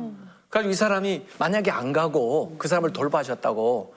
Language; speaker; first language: Korean; native; Korean